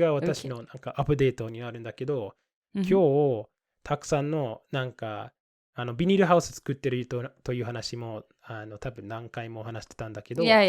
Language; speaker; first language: Japanese; non-native, fluent; English